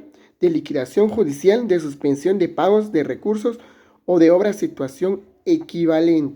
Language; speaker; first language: Spanish; native; Spanish